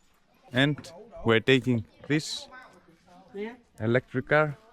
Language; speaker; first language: English; non-native, fluent; Greek